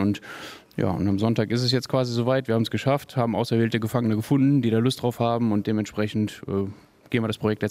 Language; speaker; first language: German; native; German